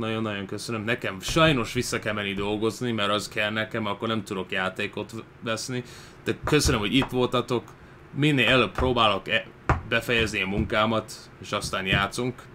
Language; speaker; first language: Hungarian; early bilingual, heritage; Hungarian